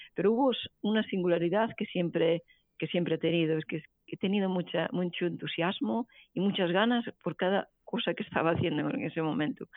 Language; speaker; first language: Spanish; native; Spanish